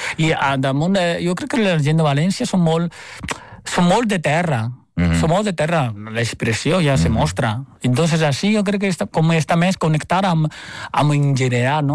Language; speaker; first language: Catalan; non-native, fluent; Chinese